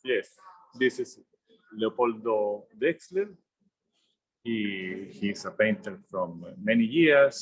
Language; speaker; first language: English; non-native, learner; Spanish